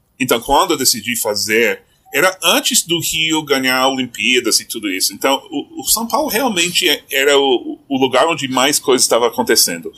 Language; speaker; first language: Portuguese; non-native, fluent; English